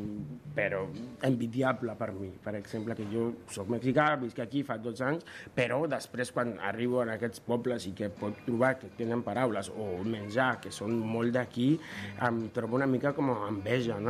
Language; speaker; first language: Catalan; non-native, fluent; Spanish